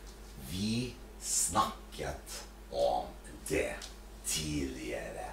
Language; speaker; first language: Norwegian; non-native, fluent; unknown